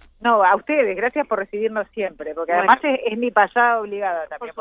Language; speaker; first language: Spanish; native; Spanish